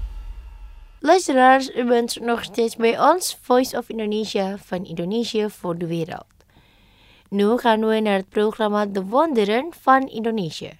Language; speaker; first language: Dutch; non-native, fluent; Indonesian